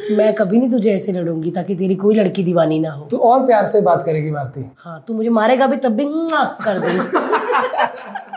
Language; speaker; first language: Hindi; native; Hindi